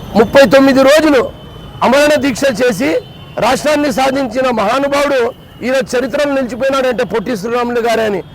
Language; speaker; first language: Telugu; native; Telugu